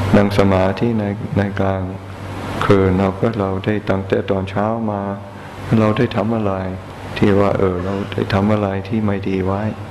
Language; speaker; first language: Thai; non-native, fluent; English